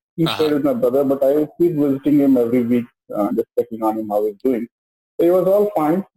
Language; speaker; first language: English; non-native, local second language; Kannada